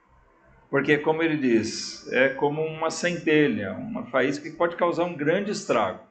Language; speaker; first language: Portuguese; native; Portuguese